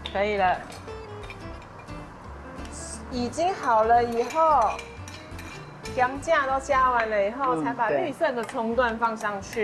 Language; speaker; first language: Chinese; native; Chinese